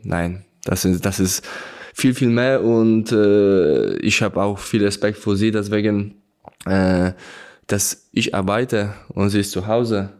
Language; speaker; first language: German; non-native, learner; Polish